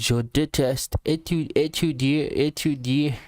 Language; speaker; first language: French; non-native, learner; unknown